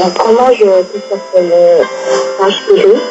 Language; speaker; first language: French; non-native, learner; Korean